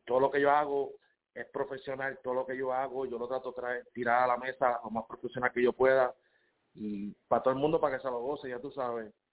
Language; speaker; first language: Spanish; native; Spanish